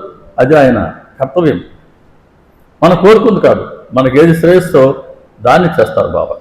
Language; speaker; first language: Telugu; native; Telugu